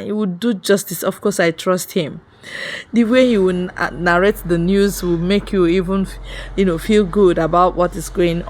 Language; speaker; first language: English; non-native, local second language; Igbo